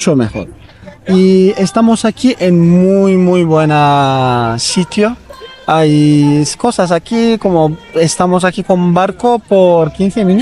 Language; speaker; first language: Spanish; non-native, learner; Turkish